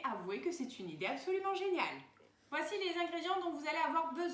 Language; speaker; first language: French; native; French